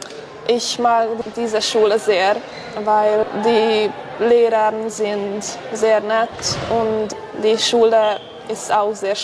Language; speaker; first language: German; non-native, local second language; Hungarian